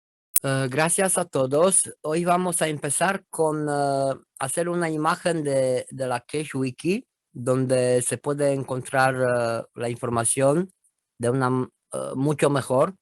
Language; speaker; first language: Spanish; non-native, learner; Romanian